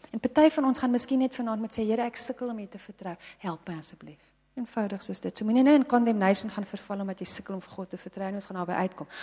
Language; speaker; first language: Afrikaans; non-native, local second language; English